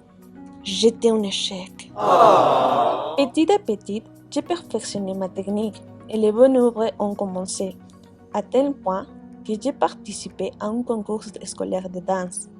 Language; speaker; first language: French; non-native, fluent; Spanish